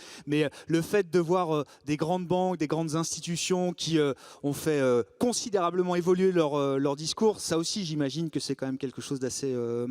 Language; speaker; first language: French; native; French